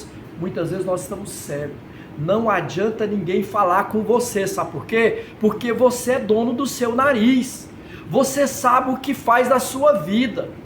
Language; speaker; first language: Portuguese; native; Portuguese